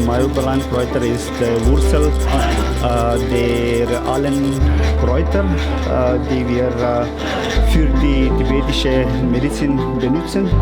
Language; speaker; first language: German; non-native, fluent; Tibetan